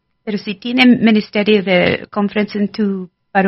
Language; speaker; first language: Spanish; non-native, learner; English